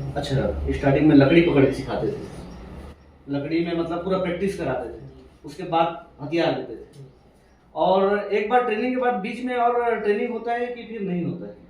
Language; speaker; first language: Hindi; native; Hindi